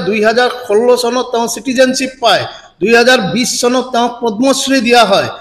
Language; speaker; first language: Assamese; non-native, local second language; Bangla